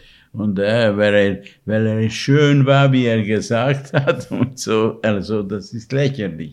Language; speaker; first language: German; non-native, fluent; Hungarian